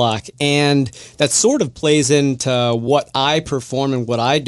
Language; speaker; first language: English; native; English